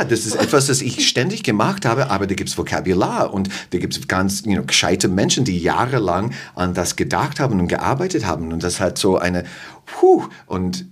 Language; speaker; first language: German; non-native, fluent; English